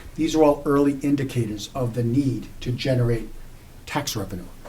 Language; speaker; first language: English; native; English